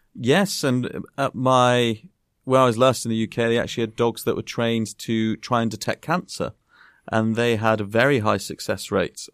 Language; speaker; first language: English; native; English